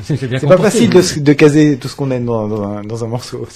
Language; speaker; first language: French; native; French